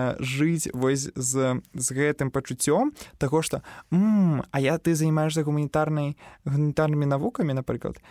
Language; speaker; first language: Belarusian; non-native, local second language; Russian